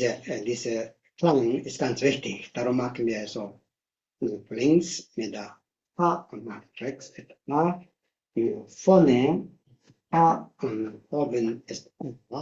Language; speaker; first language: German; non-native, learner; Tibetan